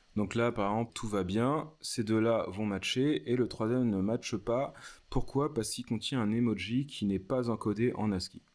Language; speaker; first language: French; native; French